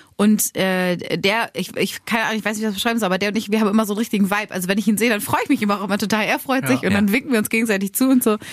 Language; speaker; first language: German; native; German